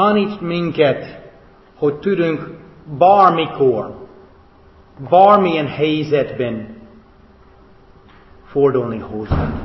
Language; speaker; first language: Hungarian; non-native, fluent; English